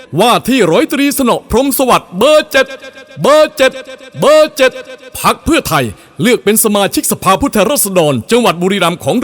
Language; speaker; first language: Thai; native; Thai